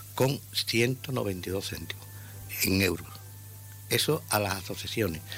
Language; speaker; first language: Spanish; native; Spanish